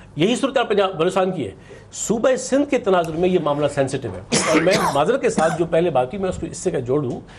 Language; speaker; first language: Urdu; non-native, local second language; Sindhi